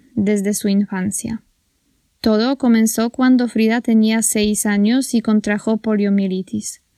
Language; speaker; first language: Spanish; non-native, fluent; Polish